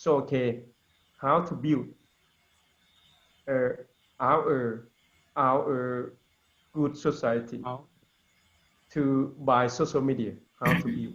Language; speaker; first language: English; non-native, learner; Lao